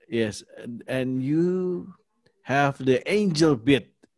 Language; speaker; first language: English; non-native, learner; Indonesian